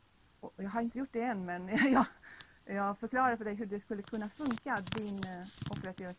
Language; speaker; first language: Swedish; non-native, fluent; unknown